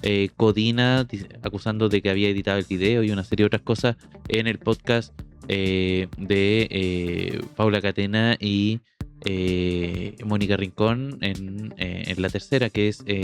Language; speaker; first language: Spanish; native; Spanish